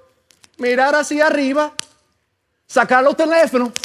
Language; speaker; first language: Spanish; non-native, fluent; English